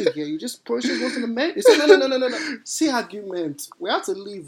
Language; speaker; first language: English; non-native, local second language; Yoruba